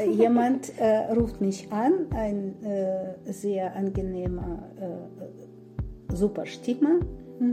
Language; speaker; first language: German; non-native, fluent; Russian